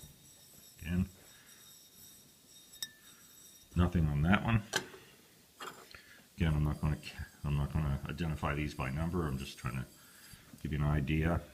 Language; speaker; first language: English; native; English